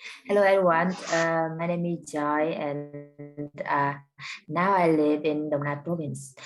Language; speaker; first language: English; non-native, learner; Vietnamese